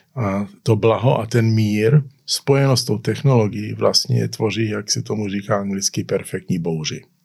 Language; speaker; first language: Czech; early bilingual, heritage; Czech